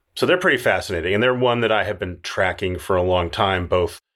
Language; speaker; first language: English; native; English